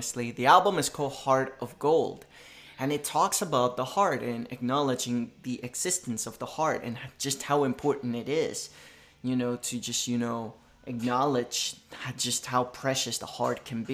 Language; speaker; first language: English; non-native, fluent; Spanish